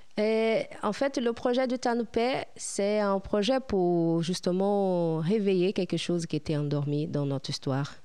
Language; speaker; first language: French; non-native, fluent; Portuguese